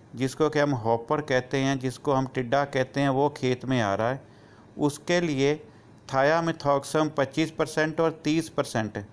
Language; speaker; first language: Hindi; non-native, local second language; Punjabi